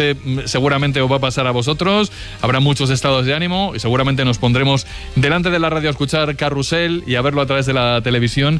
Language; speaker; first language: Spanish; native; Spanish